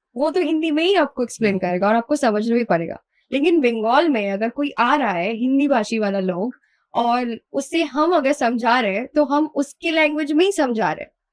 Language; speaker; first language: Hindi; non-native, local second language; Bangla